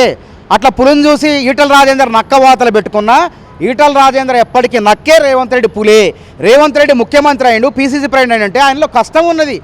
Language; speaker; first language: Telugu; native; Telugu